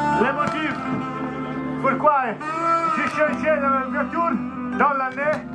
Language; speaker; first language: French; non-native, learner; Italian